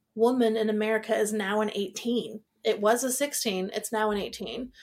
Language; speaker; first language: English; native; English